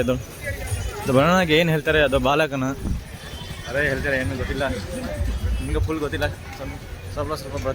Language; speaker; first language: Kannada; non-native, learner; Hindi